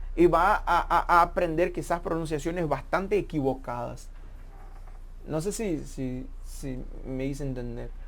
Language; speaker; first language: Spanish; non-native, fluent; Portuguese